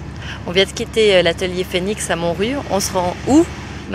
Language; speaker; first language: French; native; French